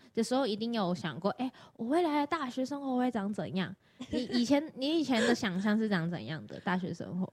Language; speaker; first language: Chinese; non-native, local second language; Cantonese